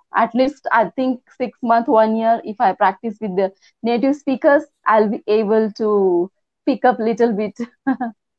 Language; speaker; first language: English; non-native, local second language; Hindi